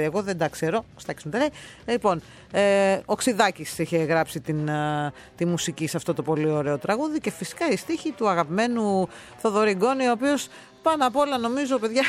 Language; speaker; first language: Greek; native; Greek